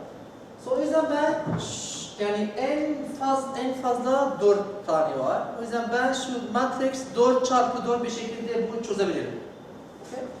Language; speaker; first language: Turkish; non-native, learner; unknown